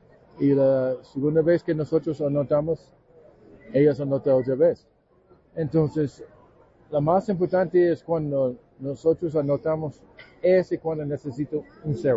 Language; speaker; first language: Spanish; non-native, learner; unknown